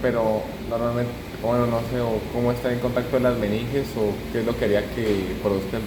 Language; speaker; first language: Spanish; native; Spanish